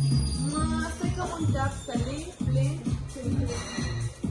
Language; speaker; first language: French; non-native, learner; Spanish